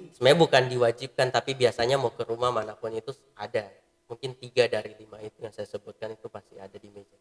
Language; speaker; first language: Indonesian; native; Indonesian